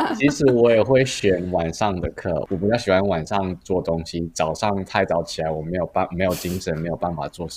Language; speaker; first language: Chinese; early bilingual, heritage; Chinese